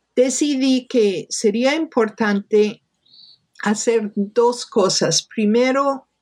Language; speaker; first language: Spanish; non-native, fluent; English